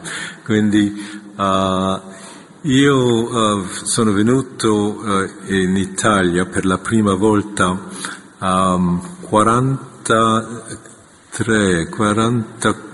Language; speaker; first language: Italian; non-native, fluent; Korean